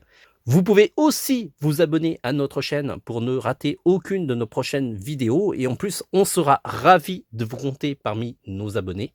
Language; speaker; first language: French; native; French